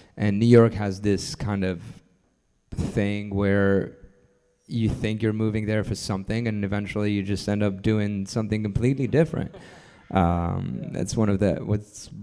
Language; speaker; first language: English; non-native, fluent; French